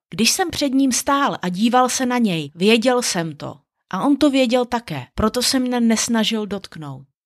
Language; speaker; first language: Czech; native; Czech